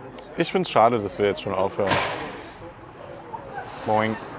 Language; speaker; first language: German; native; German